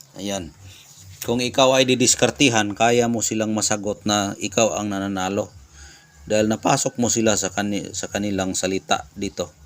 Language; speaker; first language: Filipino; non-native, local second language; Cebuano